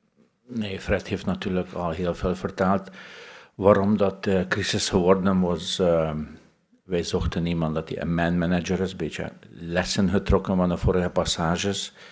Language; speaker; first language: Dutch; non-native, fluent; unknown